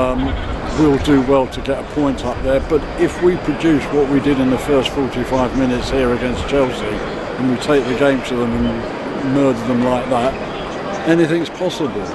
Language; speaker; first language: English; native; English